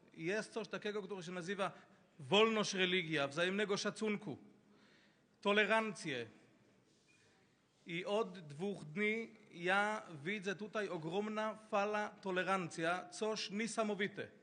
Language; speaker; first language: Polish; non-native, learner; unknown